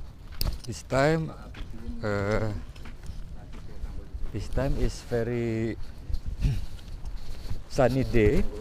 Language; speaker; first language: English; non-native, learner; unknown